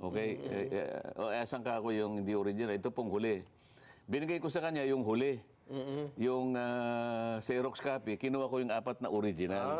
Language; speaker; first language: Filipino; non-native, local second language; Masbatenyo